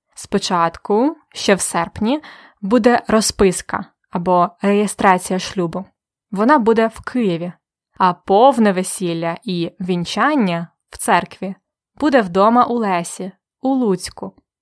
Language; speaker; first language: Ukrainian; native; Ukrainian